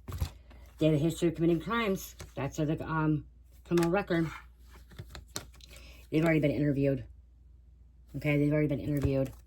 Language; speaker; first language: English; native; English